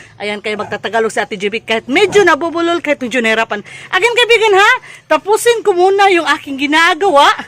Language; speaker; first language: Filipino; non-native, local second language; Cebuano